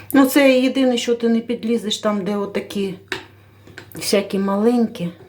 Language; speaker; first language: Ukrainian; non-native, local second language; Russian